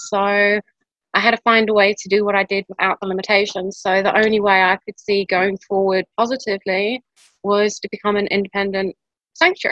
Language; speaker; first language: English; native; English